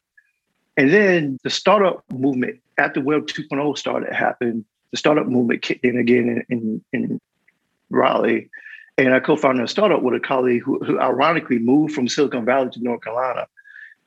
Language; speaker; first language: English; native; English